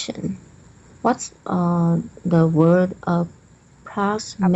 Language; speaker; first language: English; non-native, learner; Chinese